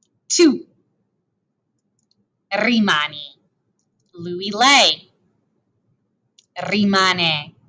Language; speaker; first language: Italian; non-native, fluent; English